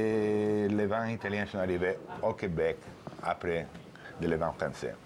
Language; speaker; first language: French; non-native, learner; Italian